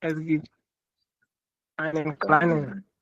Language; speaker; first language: German; non-native, learner; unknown